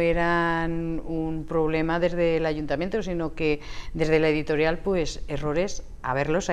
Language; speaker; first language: Spanish; native; Spanish